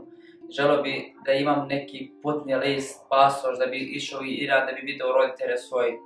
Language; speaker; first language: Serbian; non-native, fluent; Kurdish